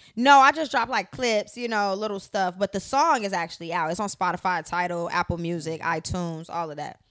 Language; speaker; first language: English; native; English